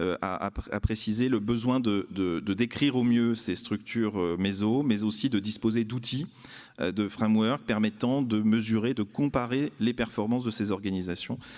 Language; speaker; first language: French; native; French